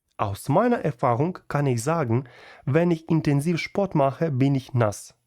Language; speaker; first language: German; non-native, fluent; Ukrainian